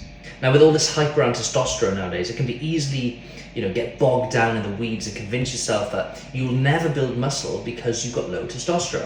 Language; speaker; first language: English; native; English